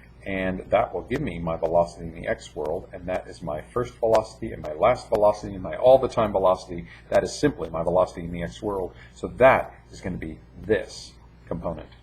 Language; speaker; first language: English; native; English